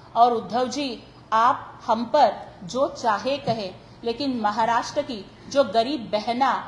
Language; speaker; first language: Hindi; non-native, local second language; Marathi